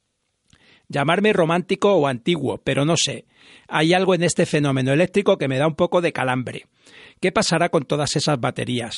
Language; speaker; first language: Spanish; native; Spanish